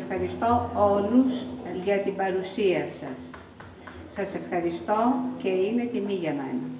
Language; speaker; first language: Greek; native; Greek